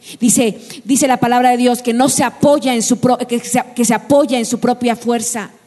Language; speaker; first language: Spanish; native; Spanish